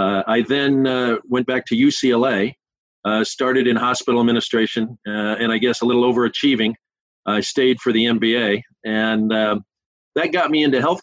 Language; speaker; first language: English; native; English